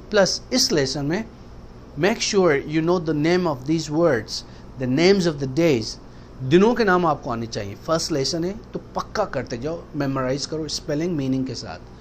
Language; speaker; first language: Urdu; native; Urdu